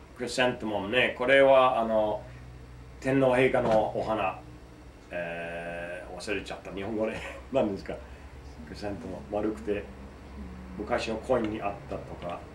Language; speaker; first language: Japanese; non-native, fluent; English